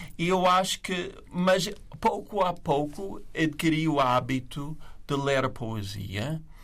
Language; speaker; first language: Portuguese; non-native, fluent; English